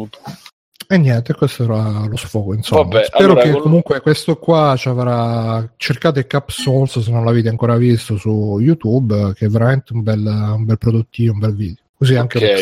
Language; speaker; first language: Italian; native; Italian